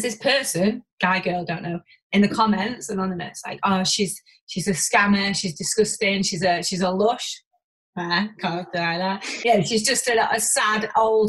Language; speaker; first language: English; native; English